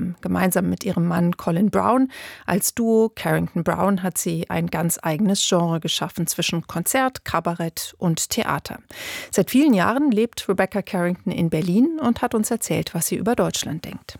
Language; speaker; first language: German; native; German